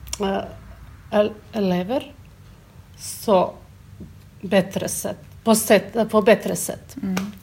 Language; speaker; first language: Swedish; non-native, learner; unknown